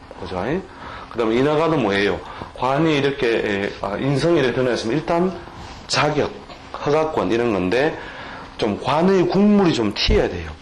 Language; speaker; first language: Korean; native; Korean